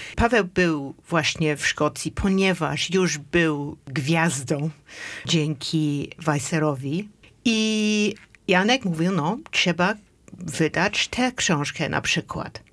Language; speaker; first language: Polish; non-native, fluent; English